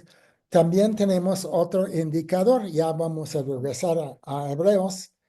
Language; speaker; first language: Spanish; non-native, fluent; English